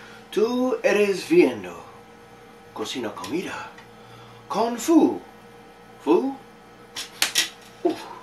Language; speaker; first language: Spanish; non-native, learner; English